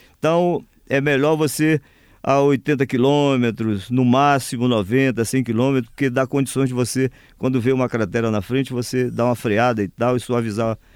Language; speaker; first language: Portuguese; native; Portuguese